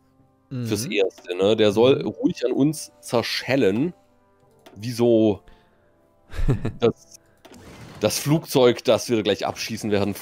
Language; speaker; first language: German; native; German